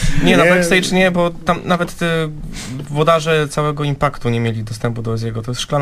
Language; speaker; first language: Polish; native; Polish